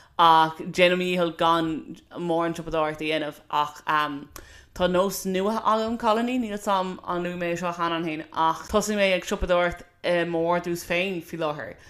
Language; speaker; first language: Irish; non-native, local second language; English